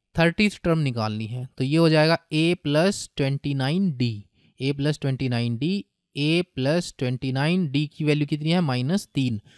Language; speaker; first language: Hindi; native; Hindi